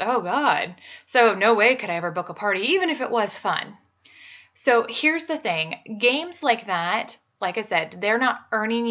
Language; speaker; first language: English; native; English